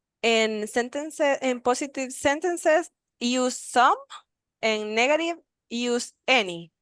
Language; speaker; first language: English; non-native, learner; Spanish